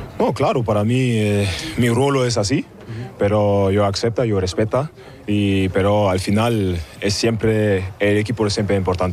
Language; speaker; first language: Spanish; non-native, learner; German